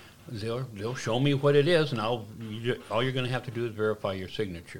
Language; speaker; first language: English; native; English